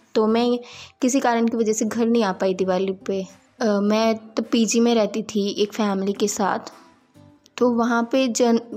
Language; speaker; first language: Hindi; native; Hindi